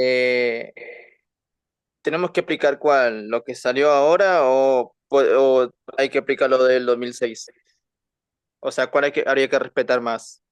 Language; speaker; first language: Spanish; native; Spanish